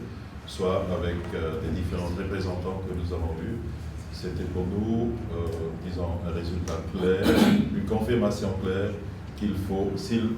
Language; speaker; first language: French; non-native, fluent; German